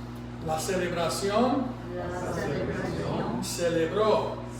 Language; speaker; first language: Spanish; non-native, fluent; English